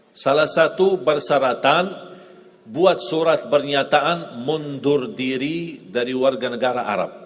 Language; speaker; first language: Indonesian; non-native, fluent; Arabic